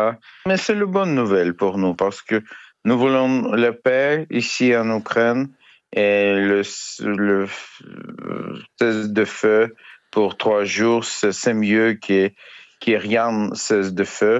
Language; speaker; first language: French; non-native, learner; Ukrainian